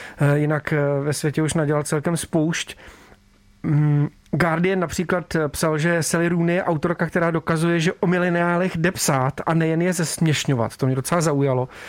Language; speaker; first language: Czech; native; Czech